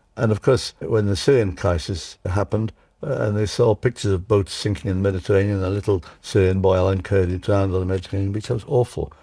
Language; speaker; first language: English; early bilingual, other home language; Czech